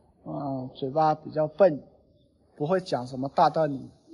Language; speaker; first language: Chinese; native; Chinese